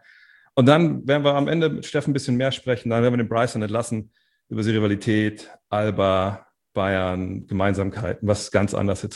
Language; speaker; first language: German; native; German